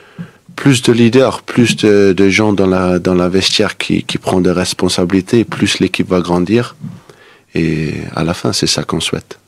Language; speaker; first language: French; non-native, fluent; Danish